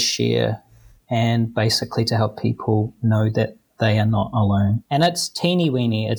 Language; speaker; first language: English; native; English